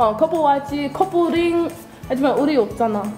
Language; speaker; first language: Korean; non-native, learner; English